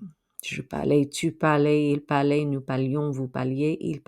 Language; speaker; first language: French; non-native, fluent; English